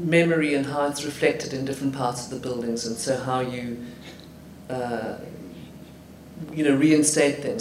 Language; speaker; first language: English; native; English